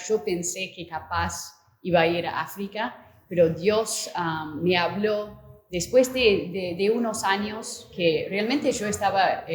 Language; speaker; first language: Spanish; non-native, fluent; English